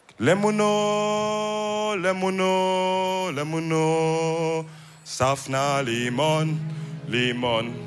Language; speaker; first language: German; early bilingual, other home language; Wolof